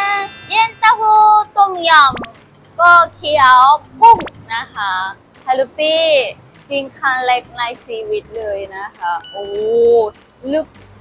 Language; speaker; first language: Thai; non-native, fluent; Japanese